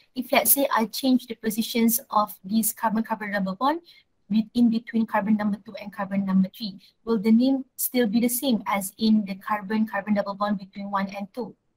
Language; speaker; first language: English; non-native, local second language; Malay